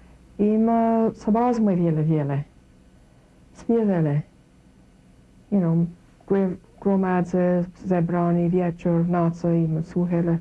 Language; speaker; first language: Polish; early bilingual, heritage; Kashubian